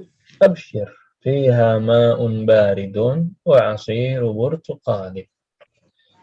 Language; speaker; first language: Arabic; non-native, fluent; Indonesian